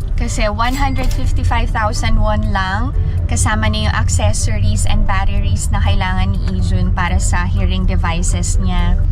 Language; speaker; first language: Filipino; native; Filipino